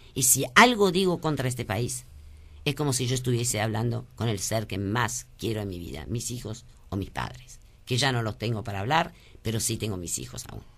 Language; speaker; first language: Spanish; early bilingual, other home language; French